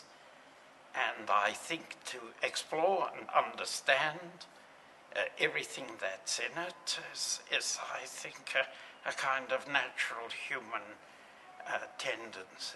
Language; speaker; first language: English; native; English